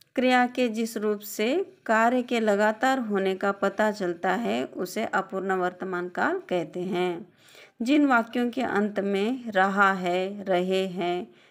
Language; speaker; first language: Hindi; non-native, local second language; Telugu